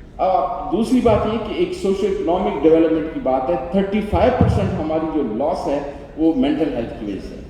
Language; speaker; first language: Urdu; non-native, local second language; Sindhi